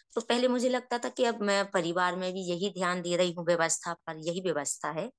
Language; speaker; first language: Hindi; native; Hindi